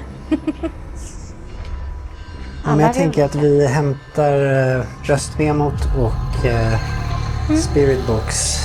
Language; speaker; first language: Swedish; native; Swedish